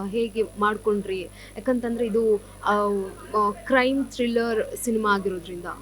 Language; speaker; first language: Kannada; native; Kannada